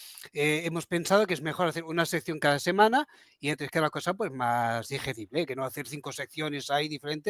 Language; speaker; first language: Spanish; native; Spanish